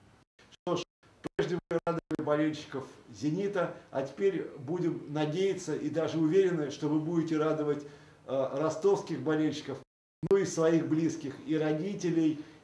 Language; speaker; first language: Russian; native; Russian